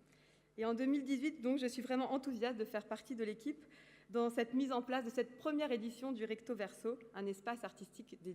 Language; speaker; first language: French; native; French